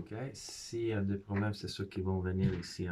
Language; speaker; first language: French; non-native, fluent; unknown